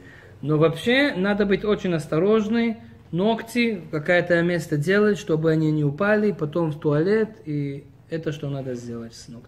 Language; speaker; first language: Russian; early bilingual, heritage; Russian